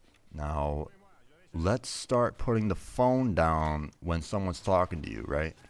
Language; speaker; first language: English; native; English